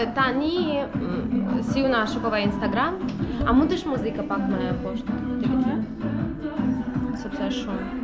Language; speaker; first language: Albanian; non-native, learner; Russian